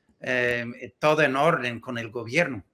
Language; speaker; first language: Spanish; non-native, learner; English